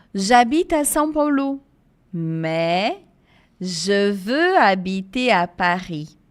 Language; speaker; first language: French; non-native, fluent; Portuguese